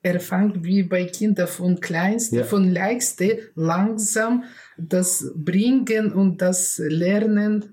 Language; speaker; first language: German; non-native, learner; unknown